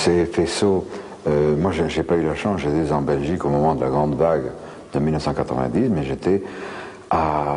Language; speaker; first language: French; native; French